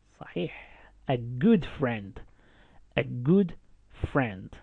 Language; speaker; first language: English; non-native, fluent; Arabic